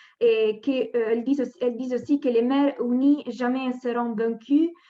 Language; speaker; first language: French; non-native, fluent; Spanish